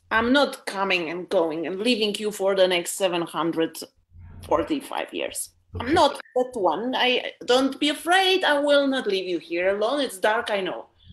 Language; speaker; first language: English; non-native, fluent; Polish